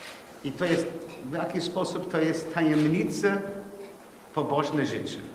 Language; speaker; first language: Polish; non-native, learner; English